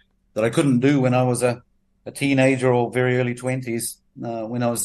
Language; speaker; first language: English; native; English